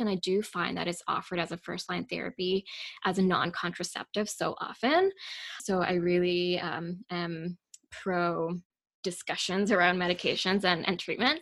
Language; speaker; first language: English; non-native, local second language; Urdu